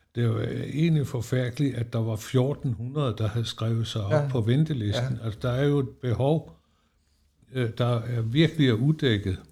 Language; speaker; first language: Danish; native; Danish